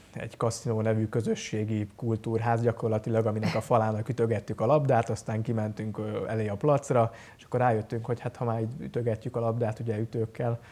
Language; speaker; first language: Hungarian; native; Hungarian